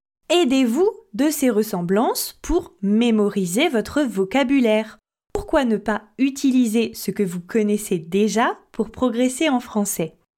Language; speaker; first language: French; native; French